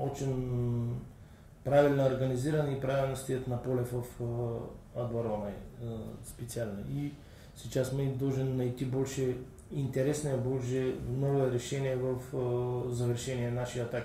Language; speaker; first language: Russian; non-native, learner; Bulgarian